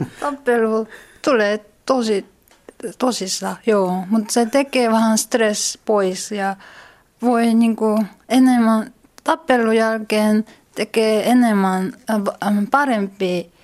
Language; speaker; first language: Finnish; non-native, learner; Korean